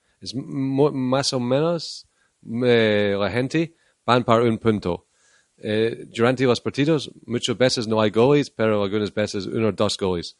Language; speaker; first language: Spanish; non-native, learner; English